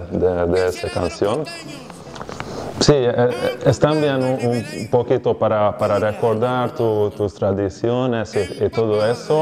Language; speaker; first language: Spanish; non-native, fluent; Hungarian